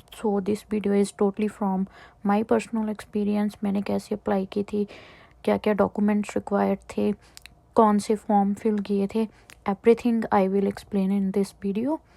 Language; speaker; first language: Hindi; non-native, local second language; Punjabi